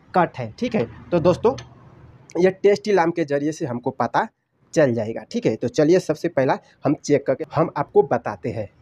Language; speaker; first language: Hindi; native; Hindi